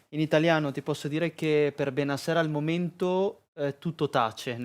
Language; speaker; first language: Italian; native; Italian